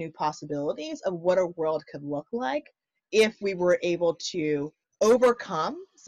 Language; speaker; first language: English; native; English